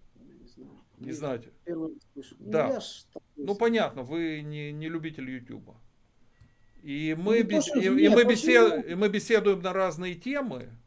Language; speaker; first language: Russian; native; Russian